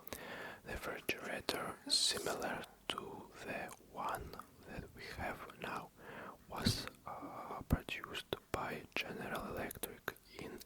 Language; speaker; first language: English; non-native, learner; Russian